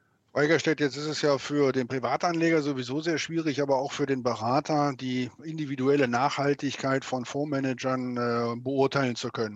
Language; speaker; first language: German; native; German